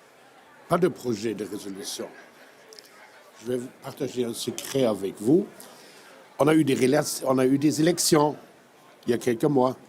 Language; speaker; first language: French; non-native, fluent; German